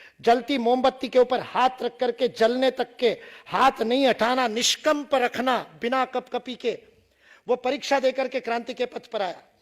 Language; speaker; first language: Hindi; non-native, local second language; Marathi